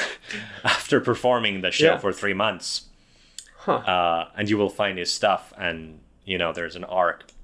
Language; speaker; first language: English; non-native, fluent; Finnish